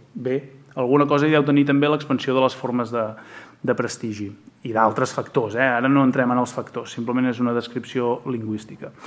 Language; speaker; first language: Catalan; native; Catalan